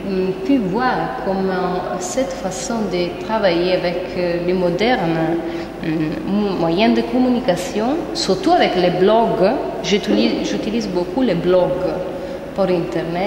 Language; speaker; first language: French; non-native, fluent; Italian